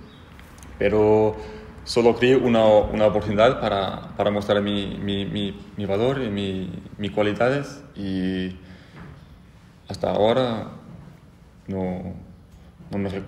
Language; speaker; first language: Spanish; non-native, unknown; French